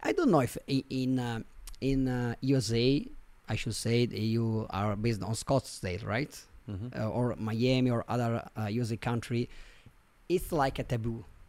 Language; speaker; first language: English; non-native, fluent; Italian